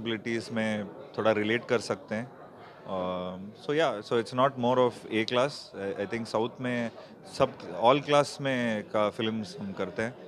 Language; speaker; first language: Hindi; non-native, local second language; Tamil